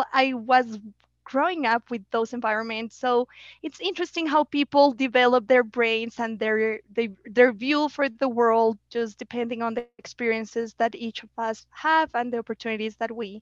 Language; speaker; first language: English; non-native, fluent; Spanish